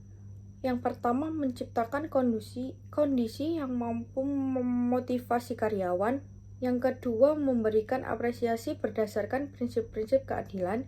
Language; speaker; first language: Indonesian; native; Indonesian